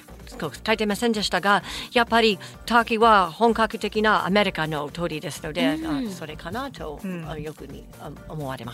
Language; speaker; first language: Japanese; non-native, fluent; English